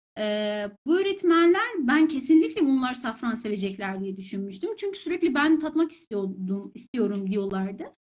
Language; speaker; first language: Turkish; non-native, fluent; Persian